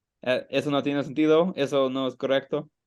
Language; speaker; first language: Spanish; non-native, learner; English